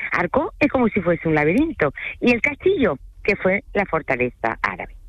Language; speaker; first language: Spanish; early bilingual, other home language; French